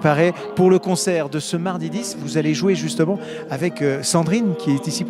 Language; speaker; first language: French; native; French